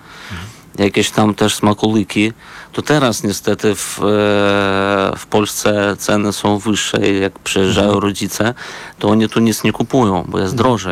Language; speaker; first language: Polish; non-native, fluent; Belarusian